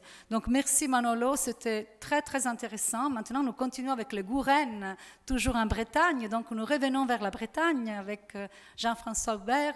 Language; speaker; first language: French; non-native, fluent; Italian